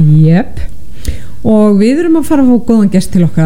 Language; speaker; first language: Icelandic; native; Icelandic